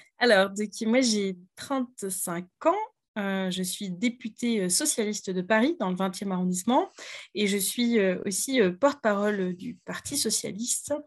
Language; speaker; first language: French; native; French